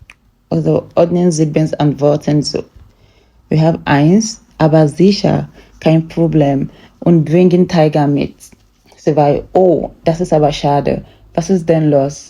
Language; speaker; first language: German; non-native, fluent; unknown